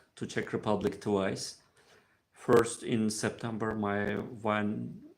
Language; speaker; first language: English; non-native, fluent; Turkish